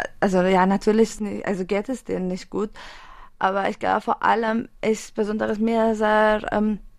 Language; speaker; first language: German; non-native, fluent; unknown